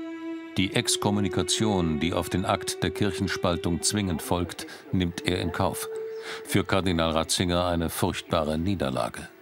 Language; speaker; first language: German; native; German